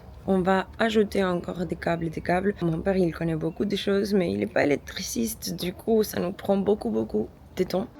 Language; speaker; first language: French; non-native, fluent; Spanish